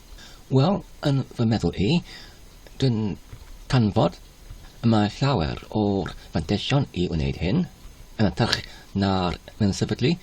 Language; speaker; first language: Welsh; non-native, learner; Polish